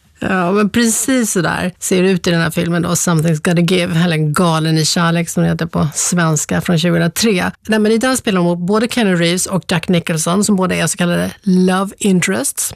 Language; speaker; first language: Swedish; native; Swedish